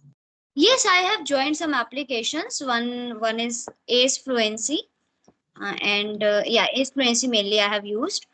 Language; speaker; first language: English; non-native, fluent; Hindi